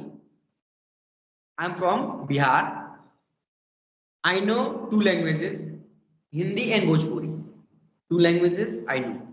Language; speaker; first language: English; non-native, learner; Bhojpuri